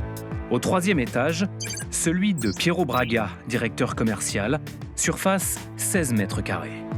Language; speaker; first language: French; native; French